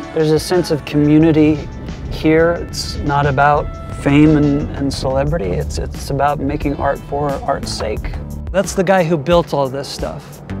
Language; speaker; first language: English; native; English